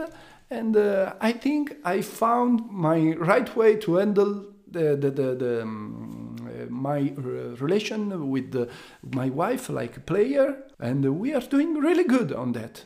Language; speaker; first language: English; non-native, learner; Italian